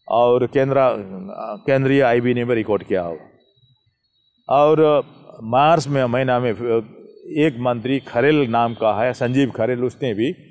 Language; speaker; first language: Hindi; non-native, local second language; Nepali